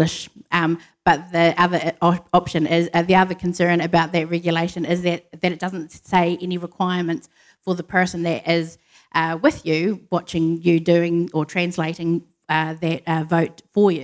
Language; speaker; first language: English; native; English